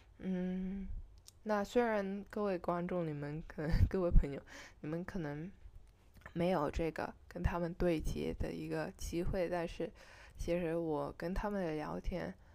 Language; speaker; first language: Chinese; non-native, local second language; Cantonese